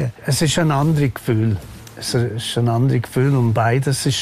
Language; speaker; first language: German; non-native, fluent; Maltese